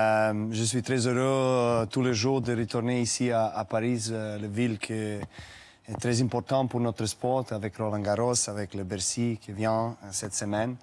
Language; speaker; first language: French; non-native, fluent; Serbian